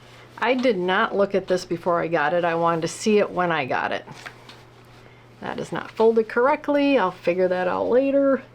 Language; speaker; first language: English; native; English